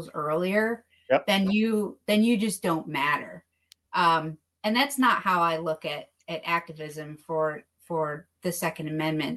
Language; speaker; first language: English; native; English